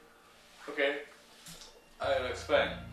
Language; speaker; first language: English; non-native, learner; Japanese